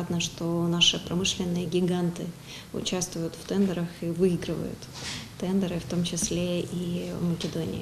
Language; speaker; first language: Russian; native; Russian